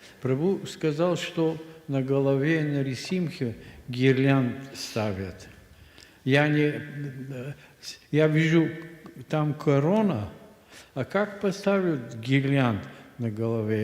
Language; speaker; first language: Russian; non-native, learner; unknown